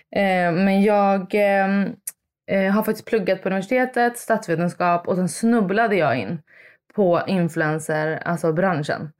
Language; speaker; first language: Swedish; early bilingual, other home language; Italian